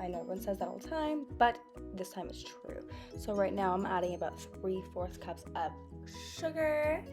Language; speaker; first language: English; native; English